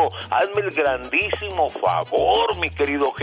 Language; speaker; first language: Spanish; native; Spanish